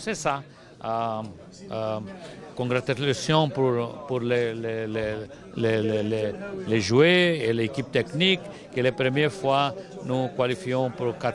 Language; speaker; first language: French; non-native, learner; Portuguese